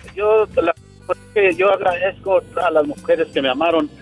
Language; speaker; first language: Spanish; native; Spanish